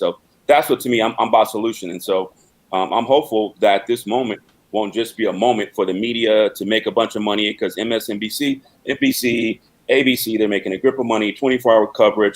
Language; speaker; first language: English; native; English